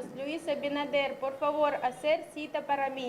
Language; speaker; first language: Spanish; non-native, learner; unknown